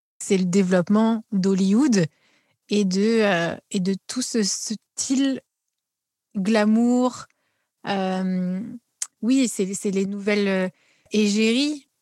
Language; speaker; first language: French; native; French